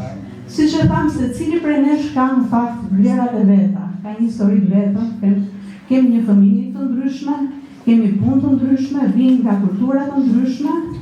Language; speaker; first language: Albanian; native; Albanian